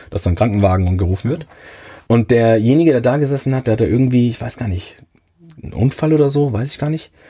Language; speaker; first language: German; early bilingual, other home language; Italian